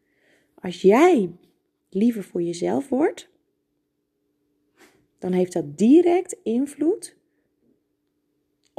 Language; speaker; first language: Dutch; native; Dutch